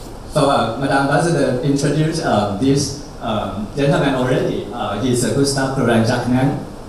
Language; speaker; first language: English; non-native, fluent; Thai